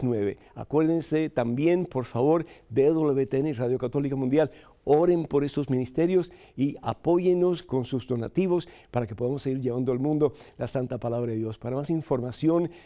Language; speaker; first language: Spanish; native; Spanish